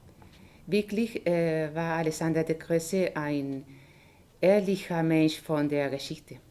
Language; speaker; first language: German; non-native, learner; Spanish